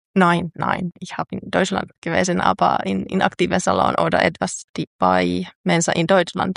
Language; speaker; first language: German; non-native, learner; Finnish